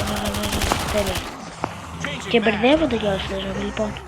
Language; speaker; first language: Greek; native; Greek